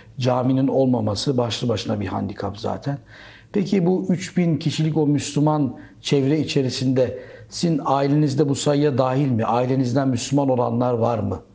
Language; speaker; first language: Turkish; native; Turkish